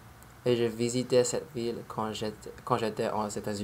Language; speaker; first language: French; non-native, learner; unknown